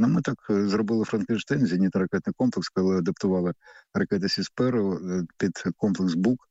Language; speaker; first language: Ukrainian; native; Ukrainian